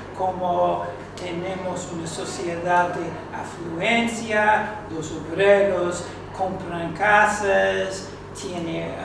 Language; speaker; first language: Spanish; non-native, fluent; English